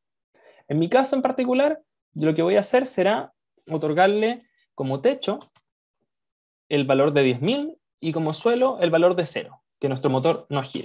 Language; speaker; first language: Spanish; native; Spanish